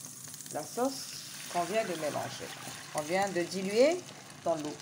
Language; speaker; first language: French; non-native, local second language; Arabic